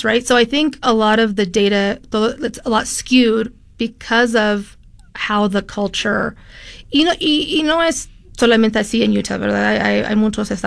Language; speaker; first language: Spanish; early bilingual, heritage; Spanish